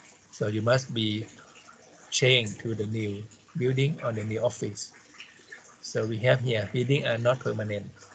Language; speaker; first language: English; non-native, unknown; Thai